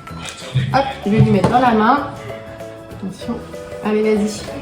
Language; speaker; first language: French; native; French